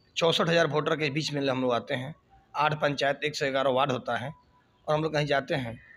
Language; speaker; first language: Hindi; native; Hindi